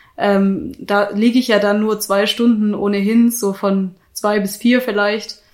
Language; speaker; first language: German; native; German